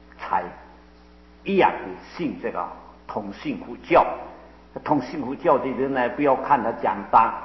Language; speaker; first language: Chinese; non-native, local second language; Cantonese